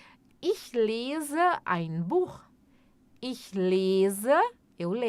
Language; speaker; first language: German; non-native, fluent; Portuguese